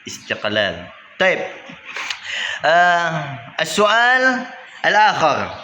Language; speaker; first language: Arabic; non-native, fluent; Indonesian